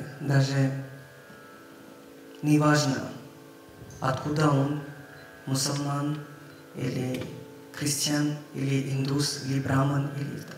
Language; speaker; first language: Russian; non-native, learner; Hindi